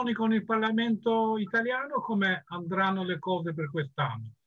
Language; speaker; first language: Italian; non-native, fluent; Albanian